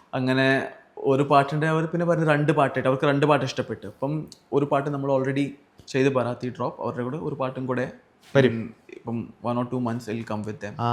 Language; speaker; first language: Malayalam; early bilingual, heritage; Malayalam